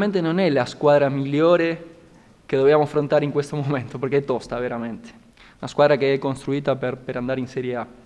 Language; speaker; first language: Italian; non-native, fluent; Spanish